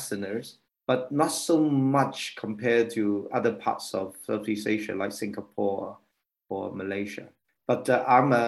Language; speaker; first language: English; non-native, local second language; Cantonese